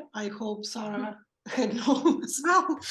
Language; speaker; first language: English; non-native, learner; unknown